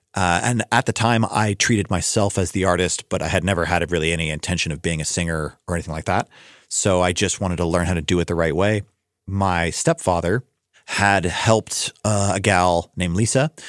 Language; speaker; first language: English; native; English